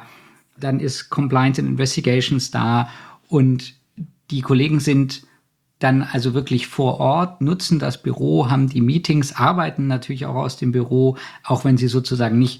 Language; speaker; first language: German; native; German